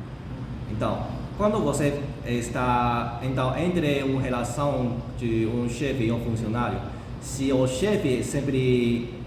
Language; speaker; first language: Portuguese; non-native, fluent; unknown